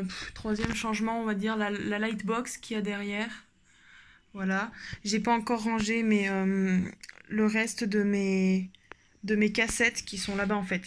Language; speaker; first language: French; native; French